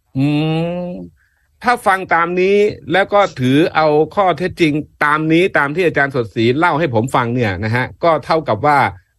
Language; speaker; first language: Thai; native; Thai